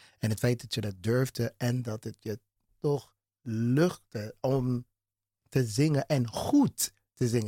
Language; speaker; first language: Dutch; non-native, fluent; English